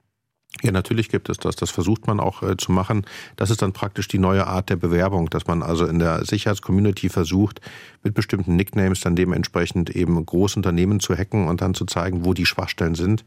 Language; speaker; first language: German; native; German